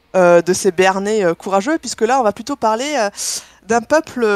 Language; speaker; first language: French; native; French